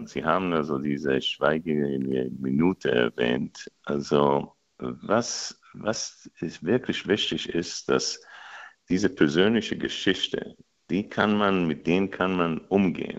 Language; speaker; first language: German; non-native, fluent; Hebrew